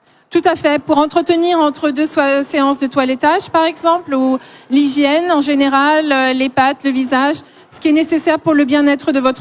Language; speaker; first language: French; native; French